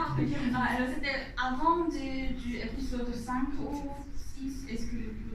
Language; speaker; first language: French; non-native, learner; Korean